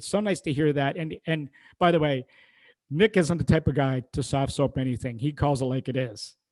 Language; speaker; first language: English; native; English